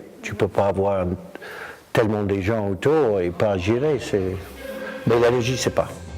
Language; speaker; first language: French; non-native, fluent; English